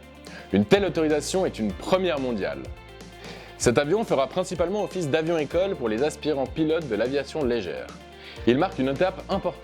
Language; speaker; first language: French; native; French